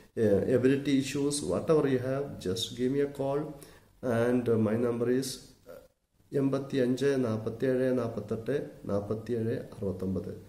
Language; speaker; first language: English; non-native, local second language; Malayalam